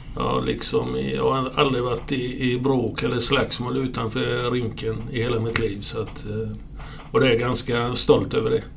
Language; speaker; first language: Swedish; native; Swedish